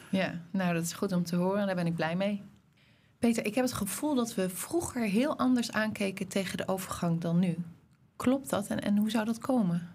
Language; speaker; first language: Dutch; native; Dutch